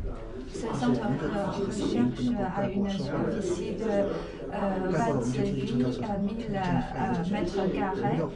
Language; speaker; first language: French; non-native, fluent; Chinese